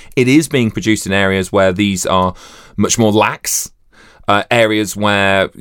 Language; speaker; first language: English; native; English